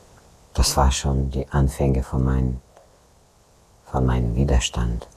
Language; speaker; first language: German; non-native, fluent; Russian